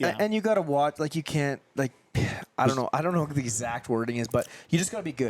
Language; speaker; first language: English; native; English